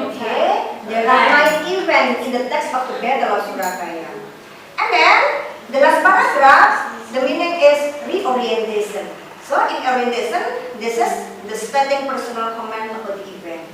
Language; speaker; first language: English; non-native, fluent; Indonesian